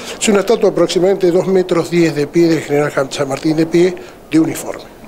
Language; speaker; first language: Spanish; native; Spanish